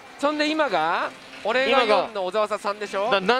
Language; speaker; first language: Japanese; native; Japanese